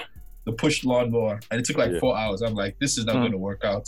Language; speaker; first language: English; non-native, local second language; Yoruba